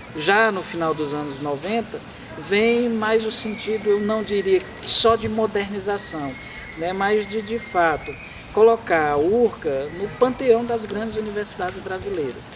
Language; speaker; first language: Portuguese; native; Portuguese